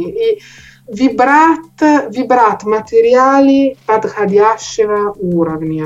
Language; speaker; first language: Russian; non-native, learner; Italian